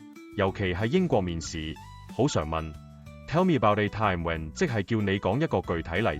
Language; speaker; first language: Cantonese; native; Cantonese